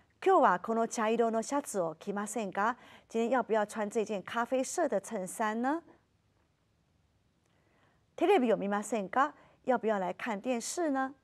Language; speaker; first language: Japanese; non-native, fluent; Chinese